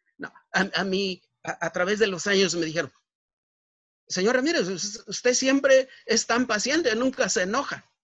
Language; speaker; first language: Spanish; native; Spanish